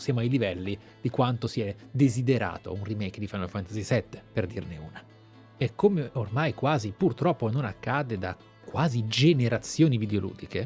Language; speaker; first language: Italian; native; Italian